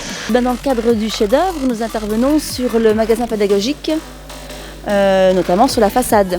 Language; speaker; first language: French; native; French